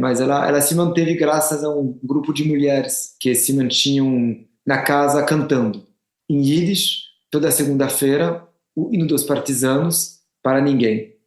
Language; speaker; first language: Portuguese; non-native, fluent; French